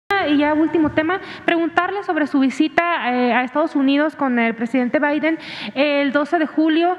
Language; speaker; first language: Spanish; native; Spanish